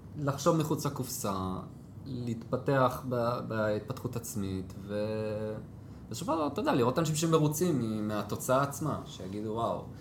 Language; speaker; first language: Hebrew; native; Hebrew